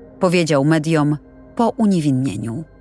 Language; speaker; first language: Polish; native; Polish